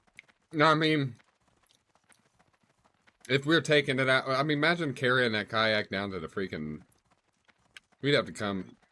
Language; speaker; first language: English; native; English